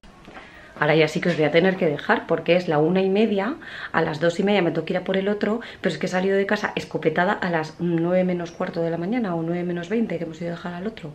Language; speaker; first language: Spanish; native; Spanish